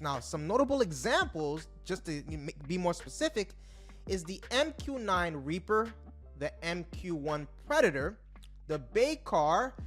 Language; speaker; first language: English; native; English